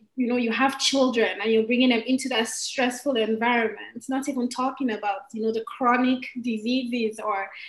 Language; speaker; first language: English; non-native, local second language; Igbo